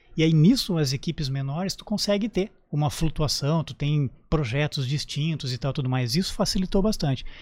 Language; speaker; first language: Portuguese; native; Portuguese